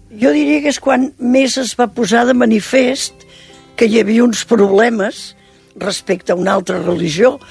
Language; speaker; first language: Catalan; native; Catalan